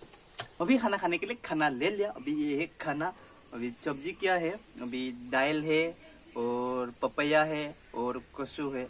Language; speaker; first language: Hindi; non-native, local second language; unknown